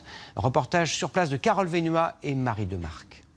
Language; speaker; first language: French; native; French